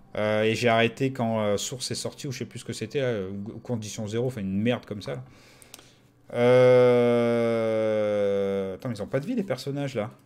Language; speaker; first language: French; native; French